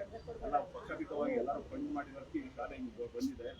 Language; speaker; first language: Kannada; native; Kannada